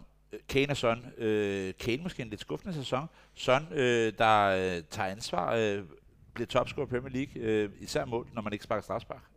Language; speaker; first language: Danish; native; Danish